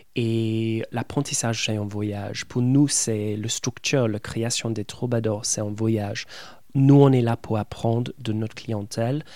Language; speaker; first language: French; non-native, fluent; English